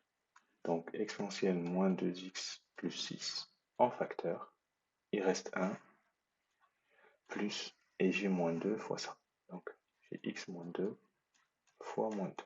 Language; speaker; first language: French; native; French